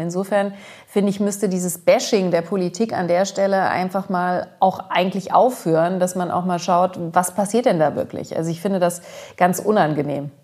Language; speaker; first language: German; early bilingual, other home language; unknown